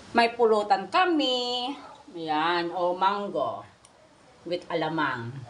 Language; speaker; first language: Filipino; non-native, local second language; Iloko